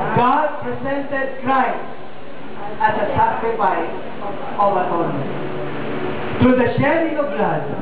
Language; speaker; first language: English; non-native, local second language; Filipino